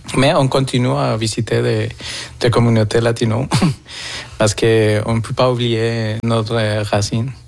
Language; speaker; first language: French; non-native, fluent; Spanish